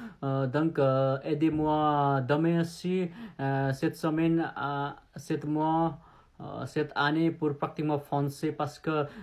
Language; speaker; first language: French; non-native, learner; Nepali